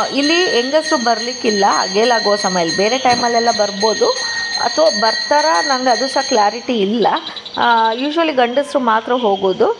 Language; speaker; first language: Kannada; non-native, local second language; Tulu